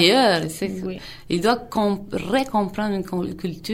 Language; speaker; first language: French; non-native, fluent; Spanish